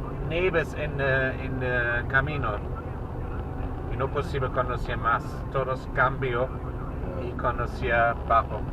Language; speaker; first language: Spanish; non-native, learner; German